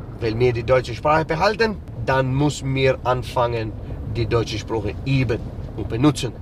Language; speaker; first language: German; early bilingual, heritage; English